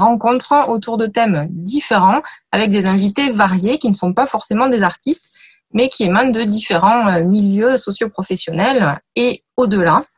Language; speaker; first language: French; native; French